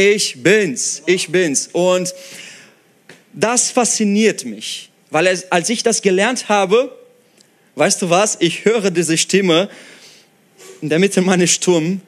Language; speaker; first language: German; non-native, fluent; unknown